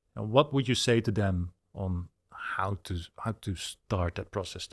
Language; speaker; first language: English; non-native, fluent; Dutch